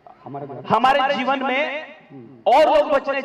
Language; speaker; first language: Hindi; native; Hindi